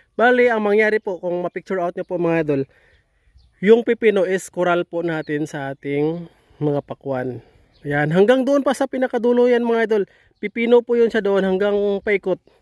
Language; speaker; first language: Filipino; non-native, local second language; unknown